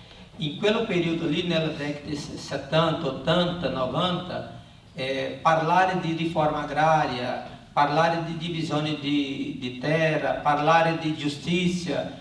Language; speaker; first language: Italian; non-native, learner; Portuguese